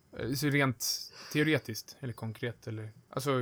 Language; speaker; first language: Swedish; native; Swedish